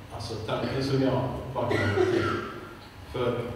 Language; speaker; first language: Swedish; non-native, fluent; Arabic